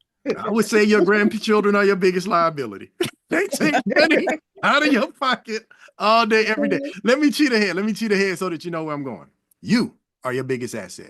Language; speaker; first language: English; native; English